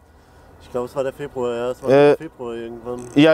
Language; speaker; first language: German; native; German